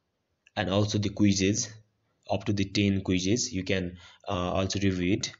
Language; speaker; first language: English; non-native, fluent; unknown